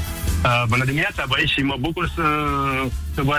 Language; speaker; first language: Romanian; native; Romanian